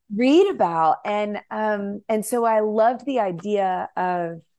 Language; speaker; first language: English; native; English